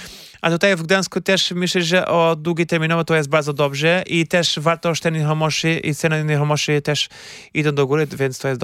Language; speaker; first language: Polish; non-native, fluent; Portuguese